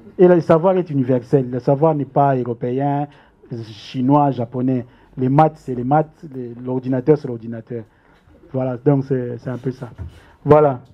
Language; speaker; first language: French; non-native, local second language; Lingala